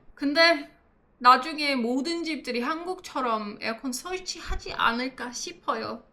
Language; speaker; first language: Korean; non-native, fluent; English